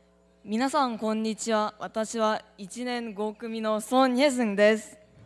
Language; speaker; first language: Japanese; non-native, learner; Korean